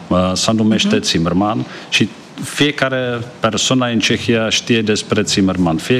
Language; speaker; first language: Romanian; non-native, fluent; Czech